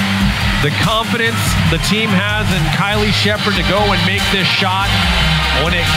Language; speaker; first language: English; native; English